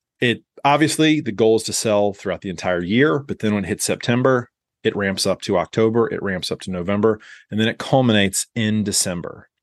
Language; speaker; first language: English; native; English